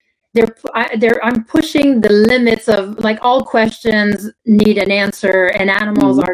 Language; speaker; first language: English; non-native, fluent; French